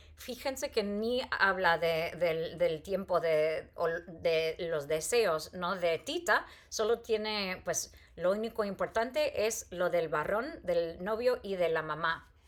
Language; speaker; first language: Spanish; non-native, fluent; English